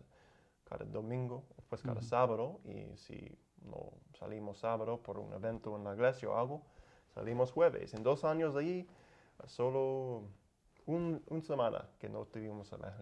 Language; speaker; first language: Spanish; non-native, learner; English